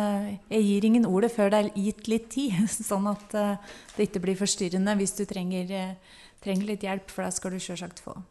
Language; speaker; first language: Norwegian; native; Norwegian